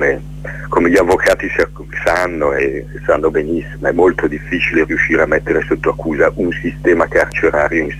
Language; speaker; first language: Italian; native; Italian